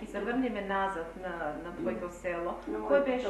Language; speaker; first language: Macedonian; early bilingual, heritage; Macedonian